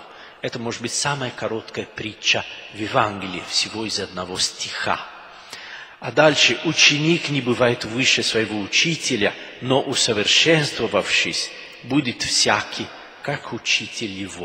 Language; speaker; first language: Russian; non-native, fluent; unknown